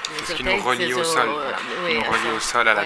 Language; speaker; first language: French; native; French